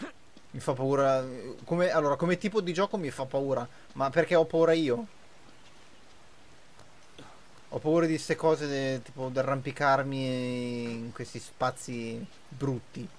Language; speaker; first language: Italian; native; Italian